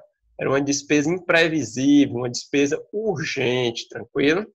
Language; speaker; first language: Portuguese; native; Portuguese